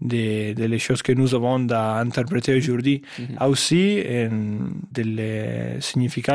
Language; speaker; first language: French; non-native, fluent; Italian